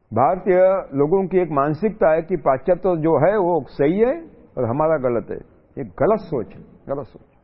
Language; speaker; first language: Hindi; non-native, local second language; Marathi